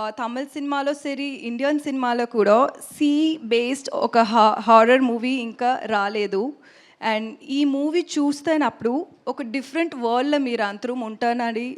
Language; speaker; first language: Telugu; non-native, learner; Tamil